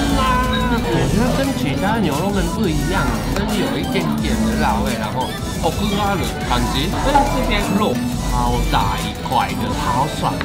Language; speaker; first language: Chinese; non-native, fluent; Japanese